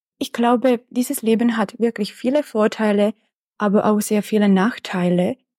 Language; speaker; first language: German; non-native, fluent; Czech